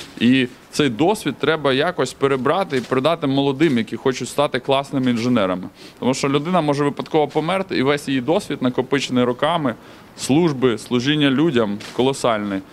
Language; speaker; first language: Ukrainian; native; Ukrainian